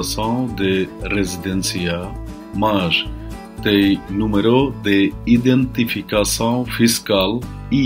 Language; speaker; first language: Portuguese; non-native, fluent; Bangla